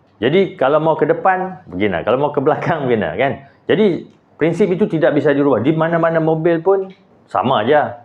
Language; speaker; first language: Malay; native; Malay